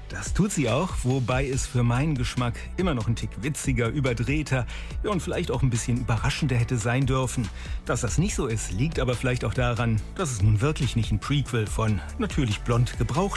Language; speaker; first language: German; native; German